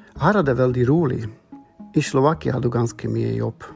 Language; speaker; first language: Norwegian; non-native, fluent; Slovak